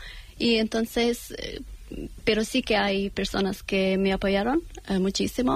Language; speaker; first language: Spanish; non-native, learner; Persian